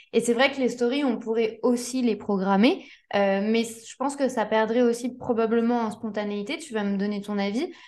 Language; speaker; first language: French; native; French